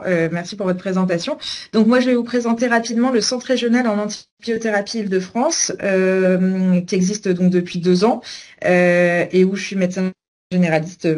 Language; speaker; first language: French; native; French